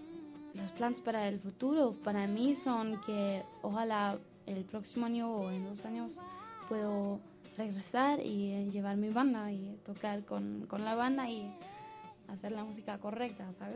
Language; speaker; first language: Spanish; non-native, learner; English